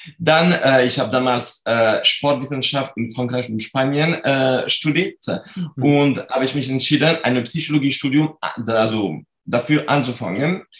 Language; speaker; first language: German; non-native, fluent; French